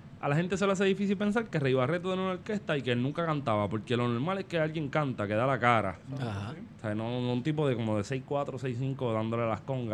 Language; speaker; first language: Spanish; native; Spanish